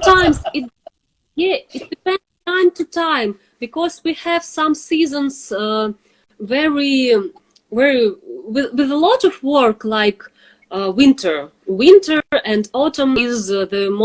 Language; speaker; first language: English; non-native, fluent; Russian